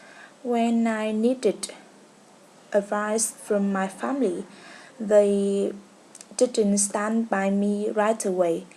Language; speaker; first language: English; non-native, learner; Vietnamese